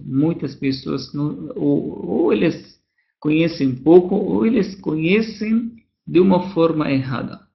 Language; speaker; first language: Portuguese; non-native, fluent; Arabic